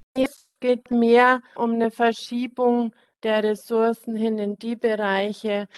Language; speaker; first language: German; native; German